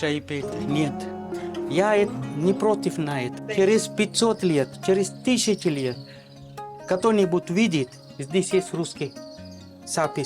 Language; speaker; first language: Russian; non-native, fluent; Sinhala